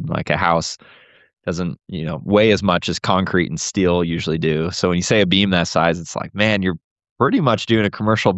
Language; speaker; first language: English; native; English